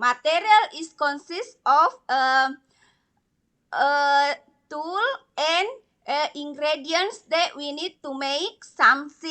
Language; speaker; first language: English; non-native, learner; Indonesian